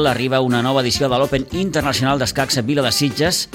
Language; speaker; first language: Catalan; native; Catalan